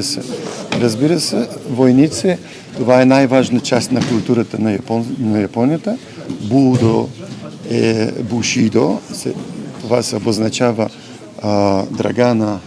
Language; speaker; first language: Bulgarian; non-native, learner; Polish